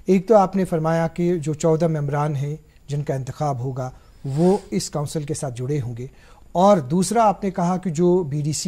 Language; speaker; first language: Hindi; non-native, local second language; Kashmiri